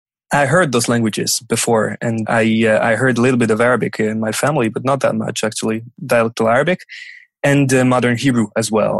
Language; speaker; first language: English; non-native, fluent; French